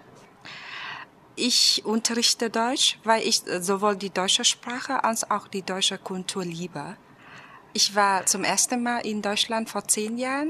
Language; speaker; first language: German; non-native, fluent; Vietnamese